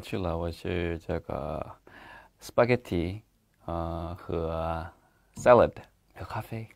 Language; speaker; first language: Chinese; non-native, learner; Thai